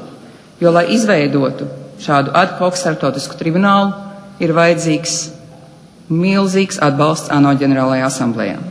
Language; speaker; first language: Latvian; native; Latvian